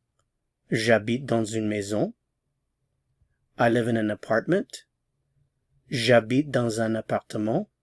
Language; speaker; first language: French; non-native, fluent; English